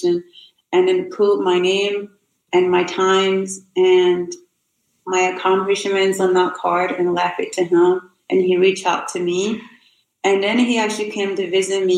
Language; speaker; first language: English; non-native, fluent; Rundi